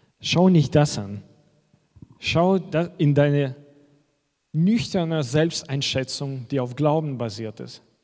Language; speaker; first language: German; non-native, fluent; Russian